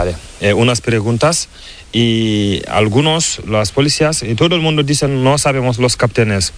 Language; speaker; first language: Spanish; non-native, learner; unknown